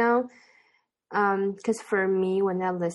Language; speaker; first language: English; non-native, fluent; Chinese